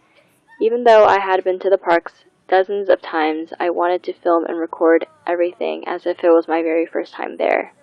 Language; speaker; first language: English; native; English